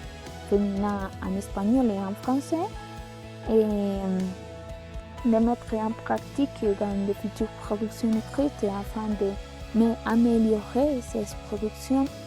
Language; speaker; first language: French; non-native, learner; Spanish